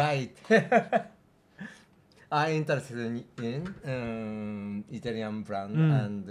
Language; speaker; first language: English; non-native, learner; Japanese